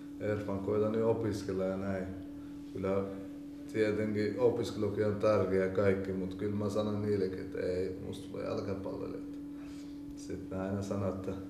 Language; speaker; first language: Finnish; early bilingual, other home language; Albanian